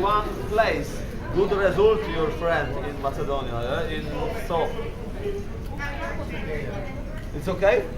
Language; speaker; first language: English; non-native, learner; Polish